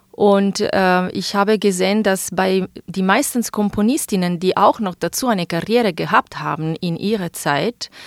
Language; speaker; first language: German; non-native, fluent; Italian